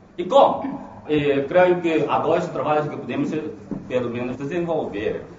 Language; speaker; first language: Portuguese; non-native, fluent; Chinese